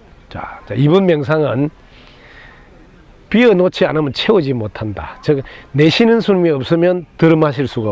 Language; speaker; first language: Korean; native; Korean